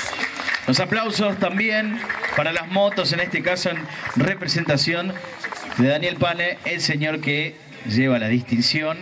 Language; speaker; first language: Spanish; native; Spanish